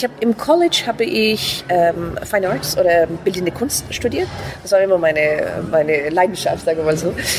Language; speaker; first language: German; non-native, fluent; Persian